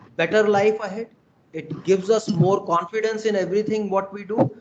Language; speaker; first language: English; non-native, local second language; Hindi